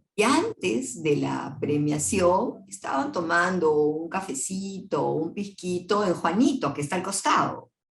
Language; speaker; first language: Spanish; native; Spanish